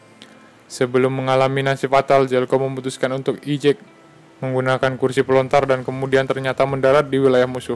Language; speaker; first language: Indonesian; native; Indonesian